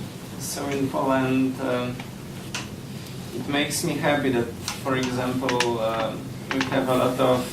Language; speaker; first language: English; non-native, learner; Polish